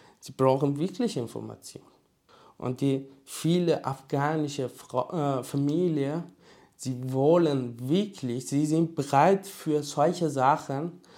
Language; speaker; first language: German; non-native, learner; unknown